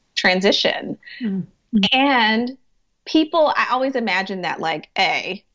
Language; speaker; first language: English; native; English